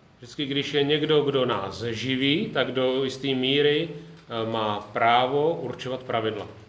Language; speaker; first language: Czech; native; Czech